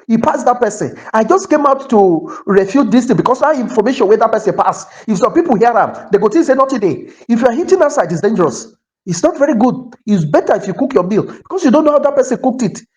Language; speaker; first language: Nigerian Pidgin; native; Nigerian Pidgin